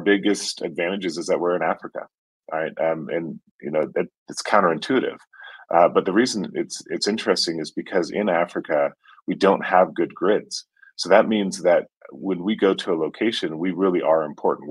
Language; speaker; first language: English; native; English